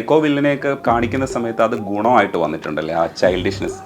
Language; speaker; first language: Malayalam; native; Malayalam